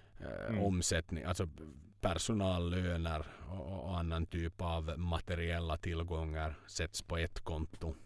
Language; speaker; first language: Swedish; native; Swedish